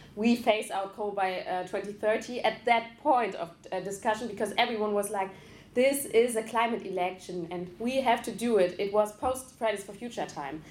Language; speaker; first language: English; non-native, fluent; German